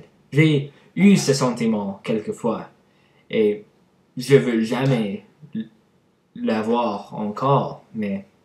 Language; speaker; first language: French; non-native, learner; English